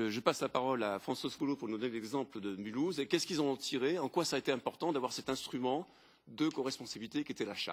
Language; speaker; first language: French; native; French